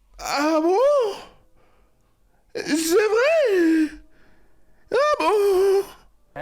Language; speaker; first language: French; native; French